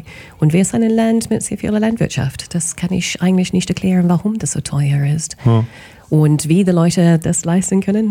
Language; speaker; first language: German; non-native, fluent; English